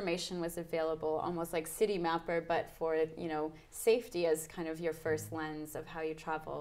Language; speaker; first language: English; native; English